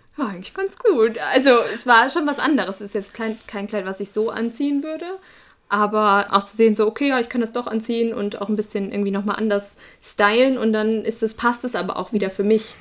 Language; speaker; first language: German; early bilingual, other home language; Russian